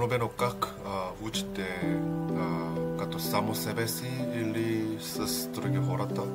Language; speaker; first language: Bulgarian; non-native, learner; Korean